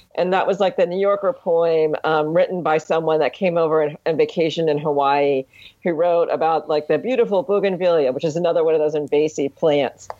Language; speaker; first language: English; native; English